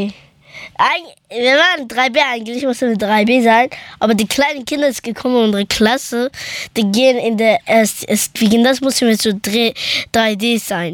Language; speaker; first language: German; early bilingual, other home language; Persian